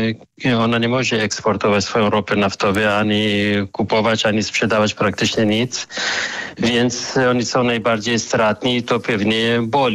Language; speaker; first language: Polish; non-native, fluent; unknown